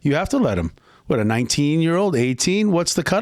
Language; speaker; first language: English; native; English